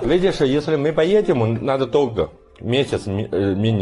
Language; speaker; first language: Russian; non-native, learner; Chinese